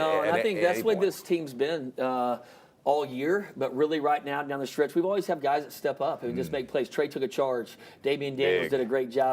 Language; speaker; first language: English; native; English